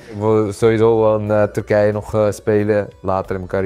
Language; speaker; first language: Dutch; early bilingual, other home language; Turkish